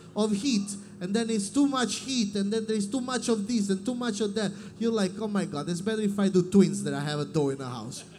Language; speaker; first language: English; non-native, fluent; Italian